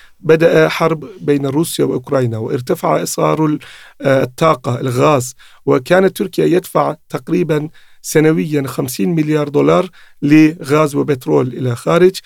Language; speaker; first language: Arabic; non-native, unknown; Turkish